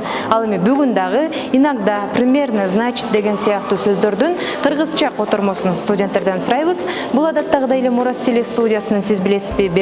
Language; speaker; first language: Kyrgyz; native; Kyrgyz